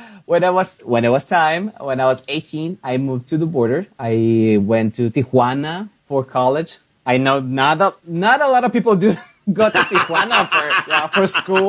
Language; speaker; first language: English; non-native, fluent; Spanish